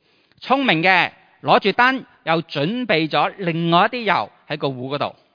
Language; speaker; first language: Chinese; native; Chinese